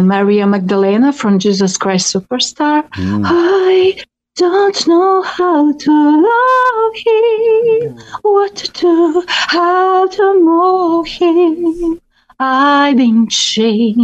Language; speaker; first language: English; non-native, learner; Croatian